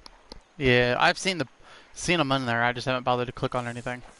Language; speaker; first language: English; native; English